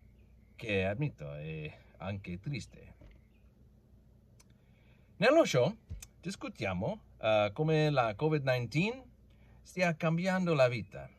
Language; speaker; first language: Italian; non-native, learner; English